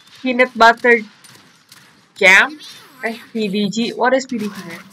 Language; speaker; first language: English; non-native, learner; Indonesian